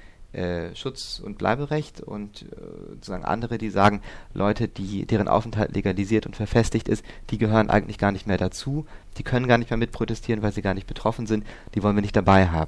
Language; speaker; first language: German; native; German